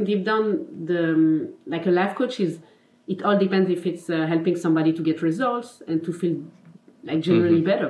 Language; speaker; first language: English; non-native, fluent; French